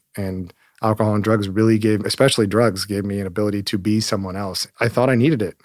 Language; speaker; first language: English; native; English